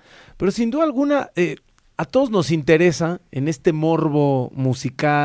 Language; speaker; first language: Spanish; native; Spanish